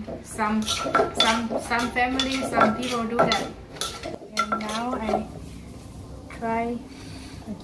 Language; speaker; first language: English; non-native, learner; Lao